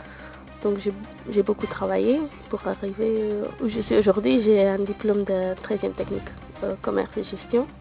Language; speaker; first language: French; non-native, local second language; Portuguese